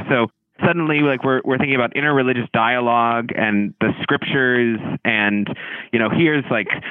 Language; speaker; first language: English; native; English